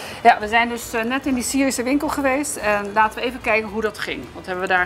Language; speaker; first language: Dutch; native; Dutch